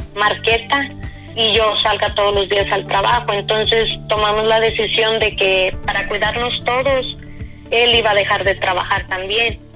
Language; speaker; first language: Spanish; native; Spanish